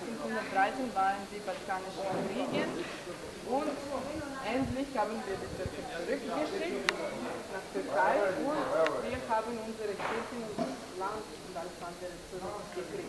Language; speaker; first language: German; non-native, fluent; Macedonian